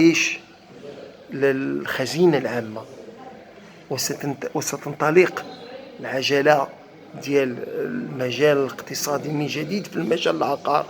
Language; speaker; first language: Arabic; native; Arabic